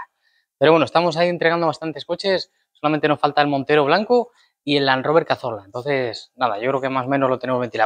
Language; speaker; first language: Spanish; native; Spanish